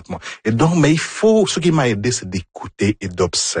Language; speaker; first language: French; non-native, fluent; Igbo